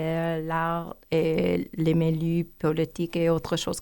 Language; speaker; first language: French; non-native, learner; English